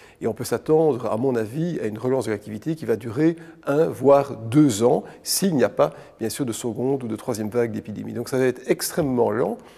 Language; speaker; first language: French; native; French